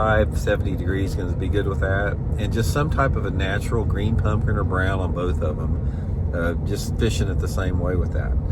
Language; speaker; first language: English; native; English